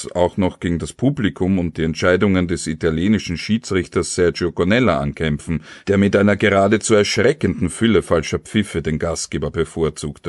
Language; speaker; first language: German; native; German